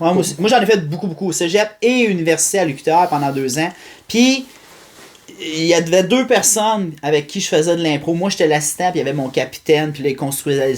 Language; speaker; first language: French; native; French